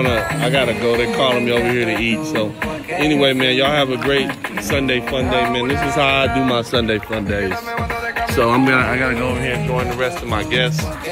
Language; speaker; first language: English; native; English